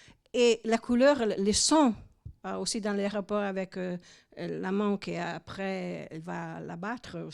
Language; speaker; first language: French; non-native, fluent; Italian